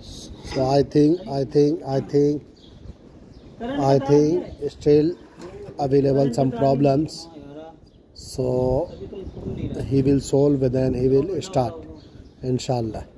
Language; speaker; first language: English; non-native, learner; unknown